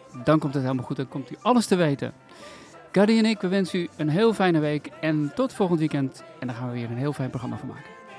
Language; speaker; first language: Dutch; native; Dutch